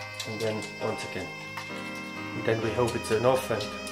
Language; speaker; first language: English; non-native, learner; German